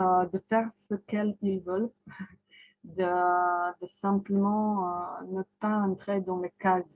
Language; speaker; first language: French; non-native, fluent; Croatian